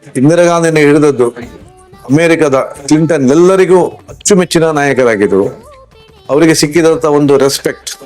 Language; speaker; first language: Kannada; non-native, local second language; Konkani